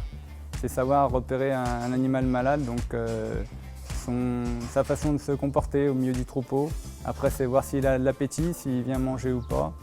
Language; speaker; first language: French; native; French